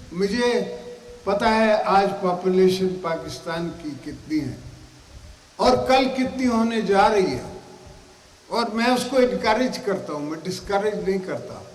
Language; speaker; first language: Urdu; non-native, local second language; Saraiki